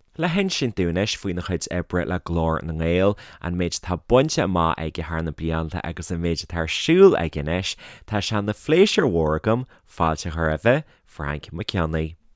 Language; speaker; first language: Irish; native; Irish